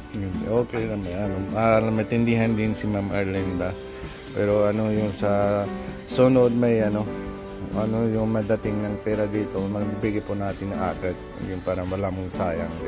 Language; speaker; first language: Filipino; non-native, learner; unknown